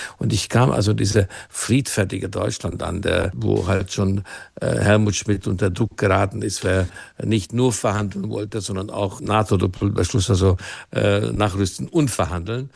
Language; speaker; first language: German; non-native, fluent; Hungarian